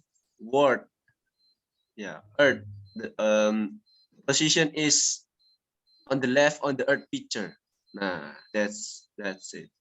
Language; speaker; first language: English; non-native, learner; Indonesian